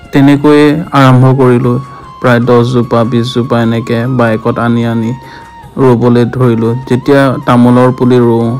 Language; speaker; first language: Assamese; non-native, local second language; Mising